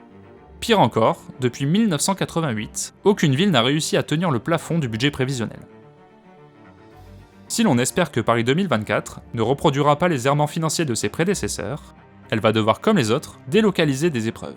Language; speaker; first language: French; native; French